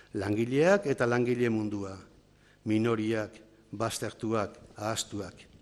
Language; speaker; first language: Basque; native; Basque